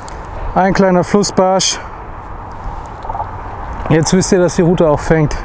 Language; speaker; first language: German; native; German